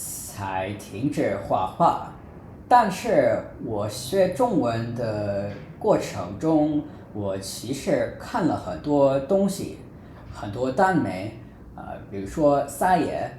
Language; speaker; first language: Chinese; non-native, fluent; English